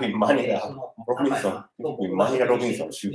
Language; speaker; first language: Japanese; native; Japanese